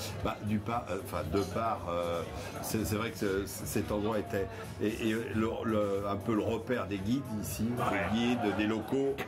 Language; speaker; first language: French; native; French